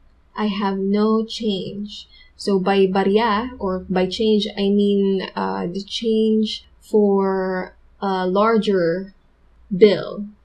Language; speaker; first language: English; non-native, local second language; Filipino